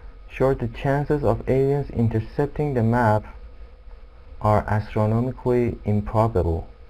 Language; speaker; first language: English; non-native, fluent; Persian